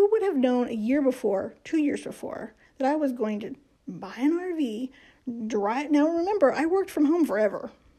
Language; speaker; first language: English; native; English